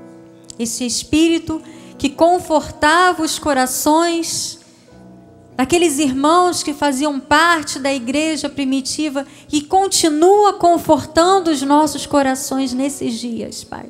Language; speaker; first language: Portuguese; native; Portuguese